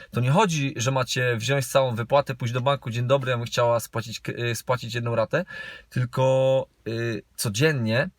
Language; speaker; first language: Polish; native; Polish